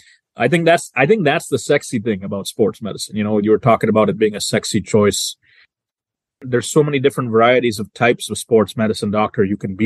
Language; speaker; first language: English; native; English